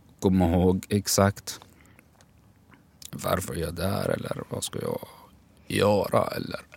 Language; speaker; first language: Swedish; non-native, fluent; Arabic